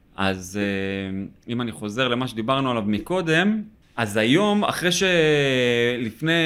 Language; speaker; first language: Hebrew; native; Hebrew